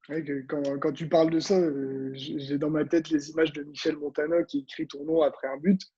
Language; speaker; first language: French; native; French